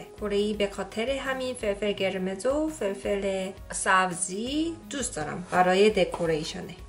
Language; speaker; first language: Persian; non-native, learner; Korean